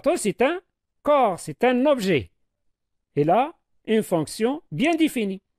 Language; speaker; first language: French; non-native, local second language; Arabic